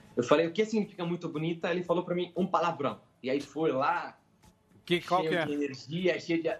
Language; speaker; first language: Portuguese; non-native, fluent; Arabic